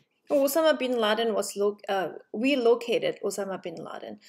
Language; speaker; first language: English; non-native, fluent; Korean